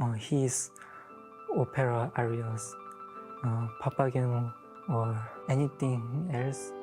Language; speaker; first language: English; non-native, learner; Korean